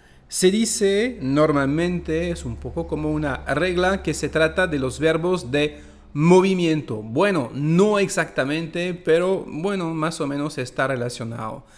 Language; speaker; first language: Spanish; non-native, fluent; French